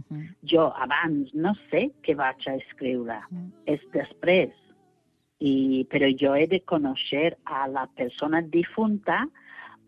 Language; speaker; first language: Catalan; non-native, fluent; English